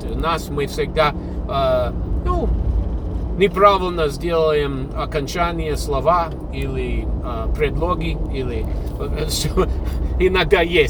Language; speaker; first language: Russian; non-native, fluent; English